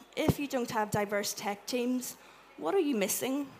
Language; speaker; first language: English; native; English